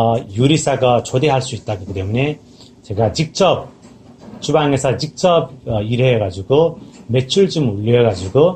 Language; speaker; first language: Korean; non-native, fluent; Nepali